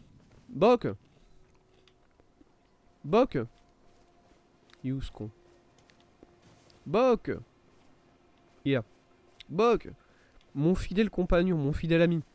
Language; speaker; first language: French; native; French